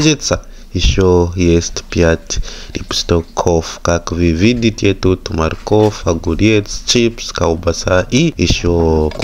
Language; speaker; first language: Russian; non-native, fluent; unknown